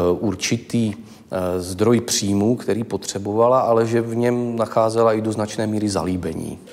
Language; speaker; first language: Czech; native; Czech